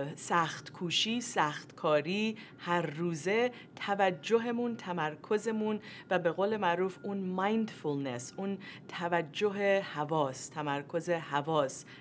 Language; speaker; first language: Persian; native; Persian